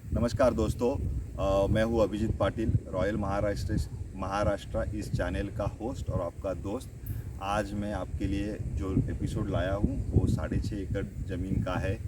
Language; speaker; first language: Hindi; non-native, local second language; Marathi